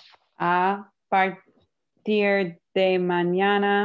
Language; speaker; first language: Spanish; non-native, learner; English